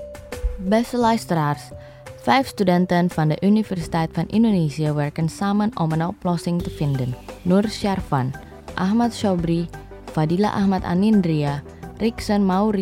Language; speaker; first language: Dutch; non-native, fluent; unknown